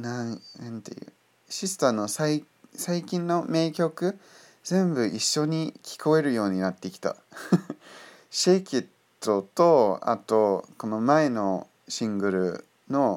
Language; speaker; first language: Japanese; non-native, fluent; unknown